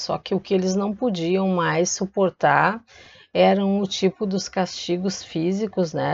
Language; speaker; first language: Portuguese; native; Portuguese